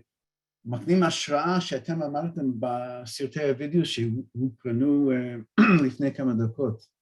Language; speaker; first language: Hebrew; non-native, fluent; English